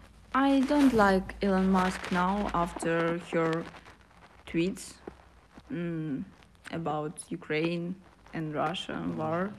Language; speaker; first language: English; non-native, learner; Russian